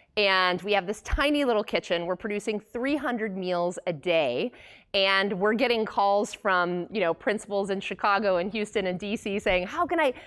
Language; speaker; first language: English; native; English